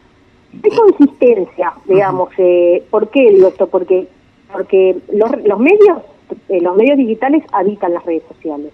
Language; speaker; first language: Spanish; native; Spanish